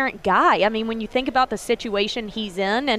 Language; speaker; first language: English; native; English